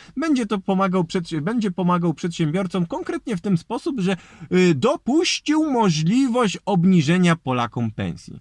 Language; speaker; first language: Polish; native; Polish